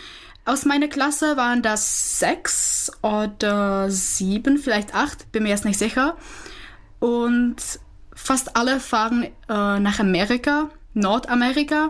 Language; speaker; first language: German; non-native, fluent; Czech